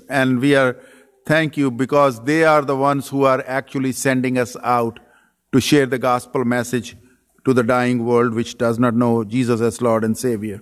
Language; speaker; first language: English; non-native, local second language; Urdu